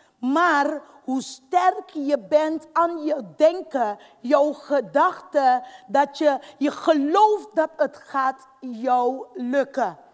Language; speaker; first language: Dutch; non-native, fluent; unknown